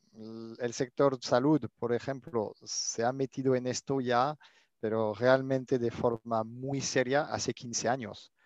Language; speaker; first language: Spanish; non-native, fluent; French